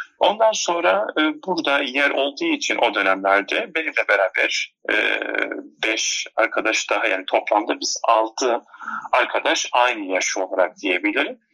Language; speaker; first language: Turkish; non-native, local second language; Turoyo